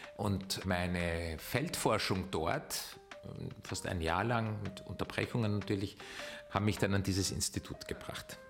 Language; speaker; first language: German; native; German